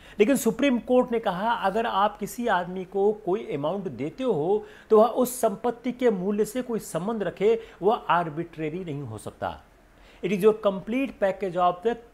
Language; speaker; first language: Hindi; native; Hindi